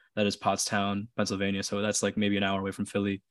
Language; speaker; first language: English; early bilingual, other home language; Filipino